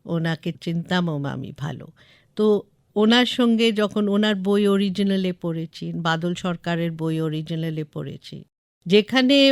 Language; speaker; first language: Bangla; non-native, local second language; English